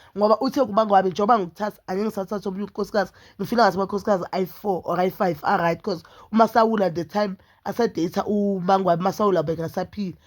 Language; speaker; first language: Zulu; native; Zulu